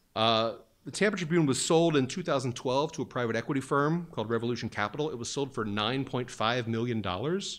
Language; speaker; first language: English; native; English